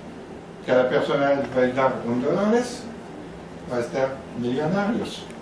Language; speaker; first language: Spanish; non-native, learner; French